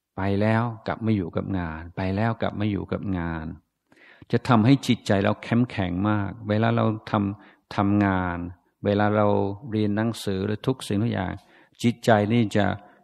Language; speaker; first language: Thai; non-native, fluent; English